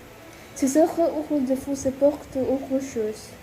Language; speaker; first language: French; non-native, learner; Indonesian